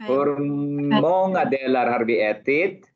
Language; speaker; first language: Swedish; non-native, learner; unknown